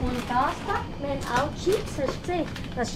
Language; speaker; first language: German; non-native, fluent; Vietnamese